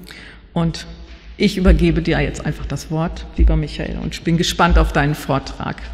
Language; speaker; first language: German; native; German